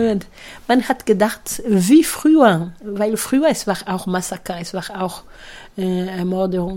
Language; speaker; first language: German; non-native, fluent; Kinyarwanda